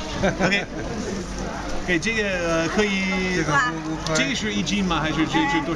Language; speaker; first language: Chinese; non-native, learner; English